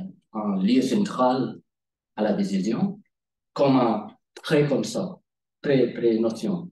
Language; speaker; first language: French; non-native, learner; Spanish